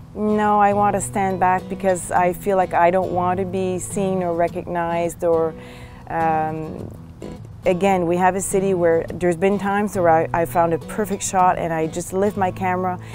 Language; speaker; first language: English; native; English